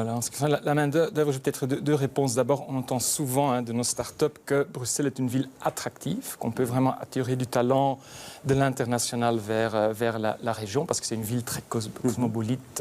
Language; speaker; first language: French; native; French